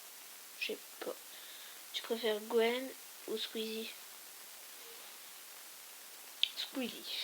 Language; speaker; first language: French; native; French